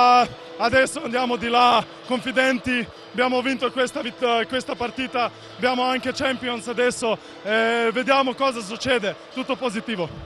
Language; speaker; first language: Italian; non-native, learner; Slovenian